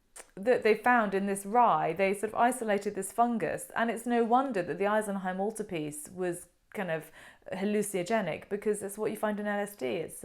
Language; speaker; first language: English; native; English